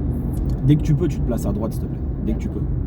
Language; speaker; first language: French; native; French